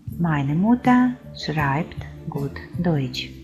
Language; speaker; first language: German; non-native, fluent; Ukrainian